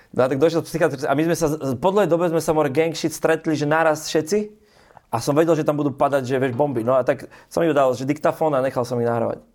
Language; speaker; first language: Slovak; native; Slovak